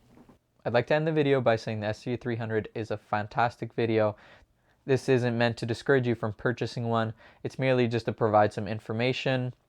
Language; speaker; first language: English; native; English